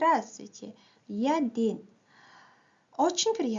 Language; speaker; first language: Russian; non-native, fluent; Mongolian